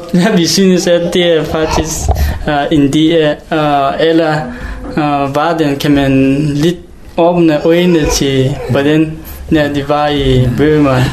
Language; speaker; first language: Danish; non-native, learner; Hakha Chin